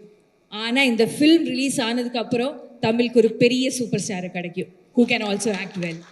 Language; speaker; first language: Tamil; non-native, learner; Malayalam